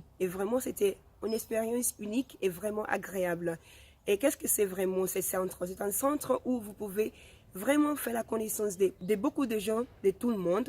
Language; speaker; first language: French; non-native, fluent; Spanish